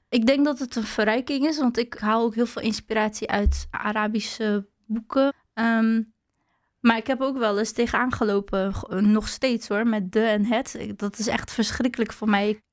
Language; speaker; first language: Dutch; early bilingual, other home language; Arabic